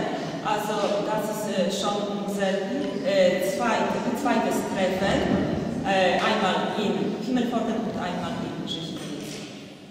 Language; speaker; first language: German; non-native, learner; Polish